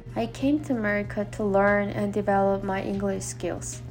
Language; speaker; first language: English; non-native, fluent; Korean